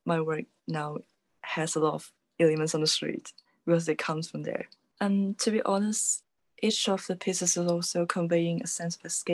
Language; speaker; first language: English; non-native, local second language; Chinese